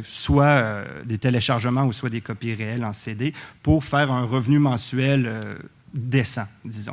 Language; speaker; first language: French; native; French